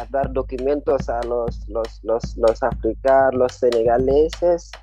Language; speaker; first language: Spanish; non-native, learner; Wolof